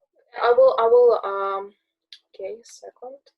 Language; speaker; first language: English; non-native, learner; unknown